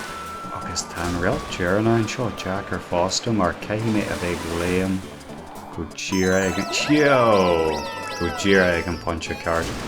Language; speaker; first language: Irish; non-native, local second language; English